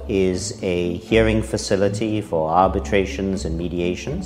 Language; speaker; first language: English; native; English